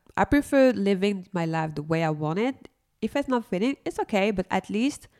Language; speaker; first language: English; non-native, fluent; French